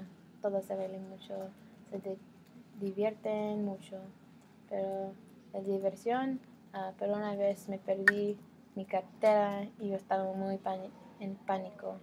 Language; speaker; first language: Spanish; non-native, learner; English